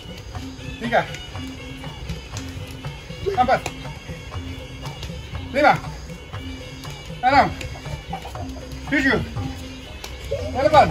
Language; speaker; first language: Indonesian; non-native, learner; Dutch